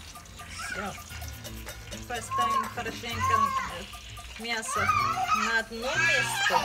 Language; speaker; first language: Russian; non-native, learner; Tajik